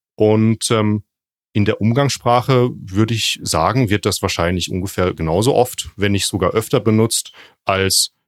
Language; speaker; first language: German; native; German